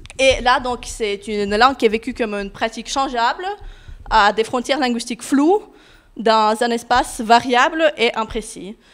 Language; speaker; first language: French; non-native, fluent; Russian